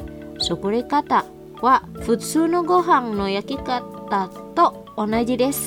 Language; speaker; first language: Japanese; non-native, fluent; Indonesian